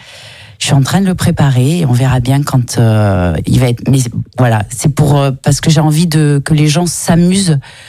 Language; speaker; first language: French; native; French